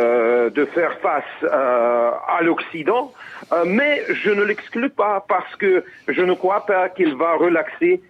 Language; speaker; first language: French; non-native, fluent; Russian